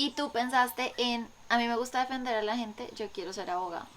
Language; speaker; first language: Spanish; native; Spanish